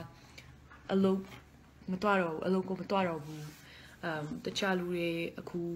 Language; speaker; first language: Burmese; non-native, fluent; Dutch